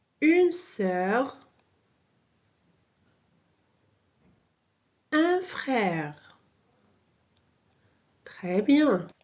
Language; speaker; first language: French; non-native, local second language; Arabic